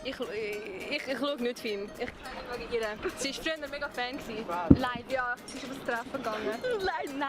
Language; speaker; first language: German; non-native, learner; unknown